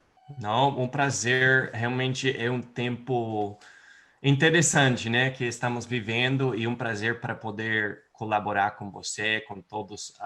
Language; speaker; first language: Portuguese; non-native, fluent; English